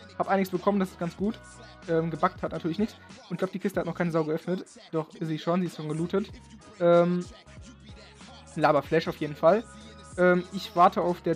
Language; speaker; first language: German; native; German